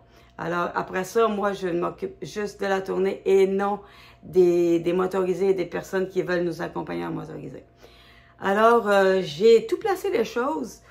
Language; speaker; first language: French; native; French